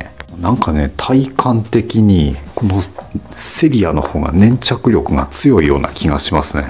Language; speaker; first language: Japanese; native; Japanese